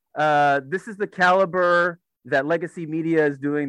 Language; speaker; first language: English; native; English